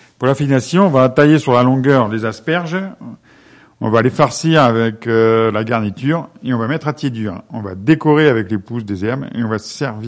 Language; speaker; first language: French; native; French